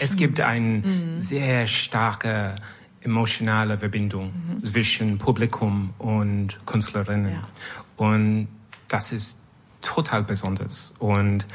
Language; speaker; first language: German; non-native, learner; French